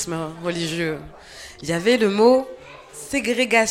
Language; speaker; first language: French; native; French